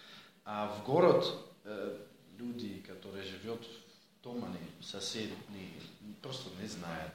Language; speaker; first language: Russian; non-native, learner; Dutch